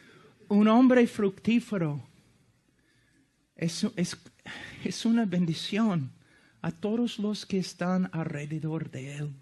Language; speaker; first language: Spanish; non-native, fluent; English